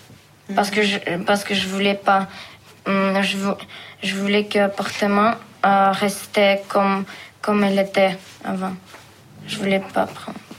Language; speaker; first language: French; non-native, learner; Belarusian